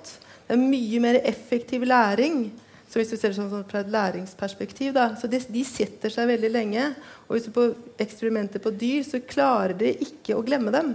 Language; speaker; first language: Norwegian; native; Norwegian